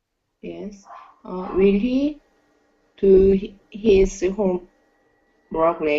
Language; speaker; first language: English; non-native, learner; Korean